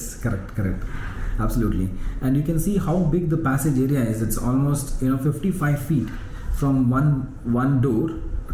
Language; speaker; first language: English; non-native, local second language; Hindi